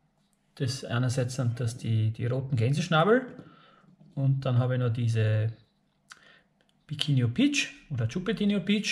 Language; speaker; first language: German; native; German